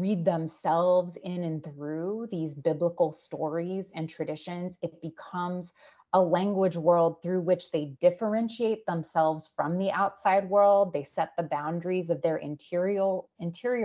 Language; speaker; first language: English; native; English